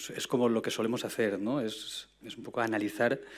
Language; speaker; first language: Spanish; native; Spanish